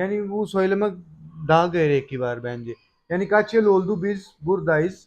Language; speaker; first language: Turkish; non-native, learner; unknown